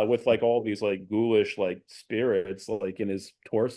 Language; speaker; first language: English; native; English